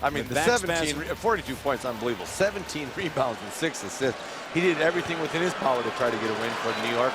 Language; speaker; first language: English; native; English